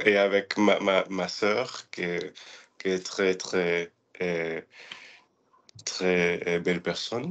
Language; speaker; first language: French; non-native, learner; English